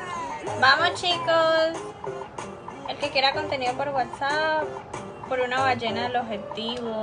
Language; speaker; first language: Spanish; native; Spanish